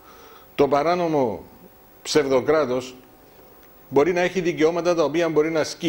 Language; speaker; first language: Greek; native; Greek